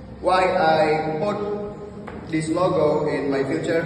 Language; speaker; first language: English; non-native, learner; Indonesian